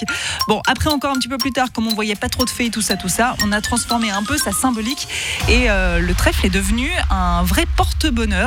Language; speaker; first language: French; native; French